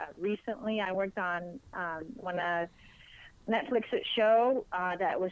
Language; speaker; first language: English; non-native, fluent; Spanish